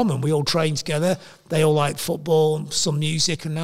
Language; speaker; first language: English; native; English